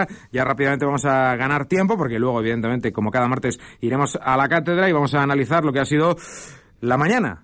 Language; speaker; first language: Spanish; native; Spanish